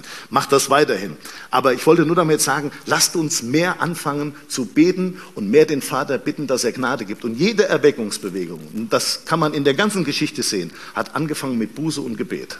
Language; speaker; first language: German; native; German